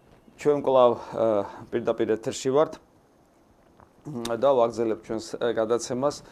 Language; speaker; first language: Georgian; native; Georgian